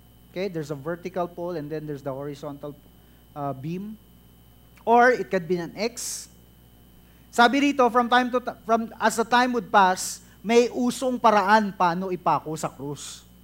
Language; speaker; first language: English; non-native, local second language; Filipino